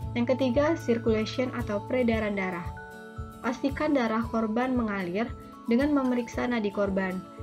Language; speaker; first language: Indonesian; native; Indonesian